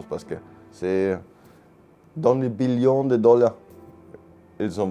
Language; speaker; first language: French; non-native, learner; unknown